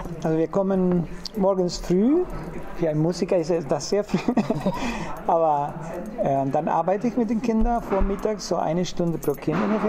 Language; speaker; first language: German; non-native, fluent; Spanish